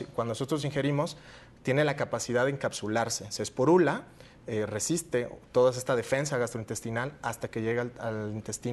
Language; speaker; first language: Spanish; native; Spanish